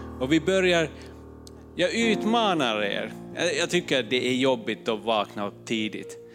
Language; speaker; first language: Swedish; non-native, fluent; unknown